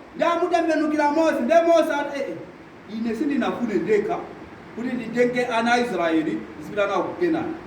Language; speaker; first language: Nyanja; non-native, local second language; Tumbuka